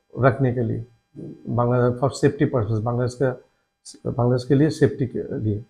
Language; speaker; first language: Hindi; non-native, learner; Bangla